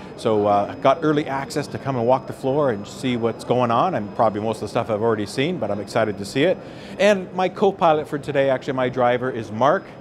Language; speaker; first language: English; native; English